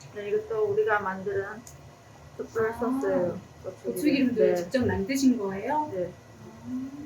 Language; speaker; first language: Korean; early bilingual, heritage; Korean